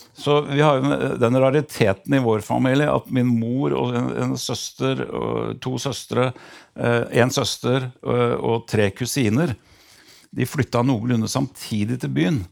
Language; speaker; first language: Norwegian; native; Norwegian